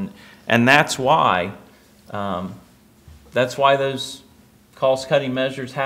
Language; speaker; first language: English; native; English